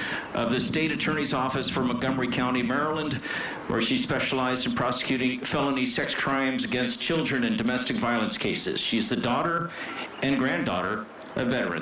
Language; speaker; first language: English; native; English